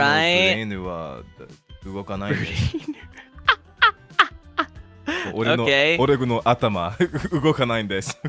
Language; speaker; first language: Japanese; non-native, learner; English